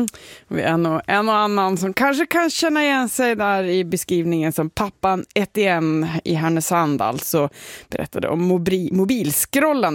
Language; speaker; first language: Swedish; native; Swedish